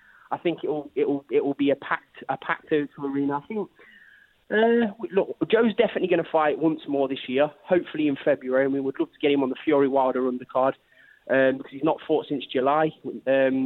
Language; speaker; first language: English; native; English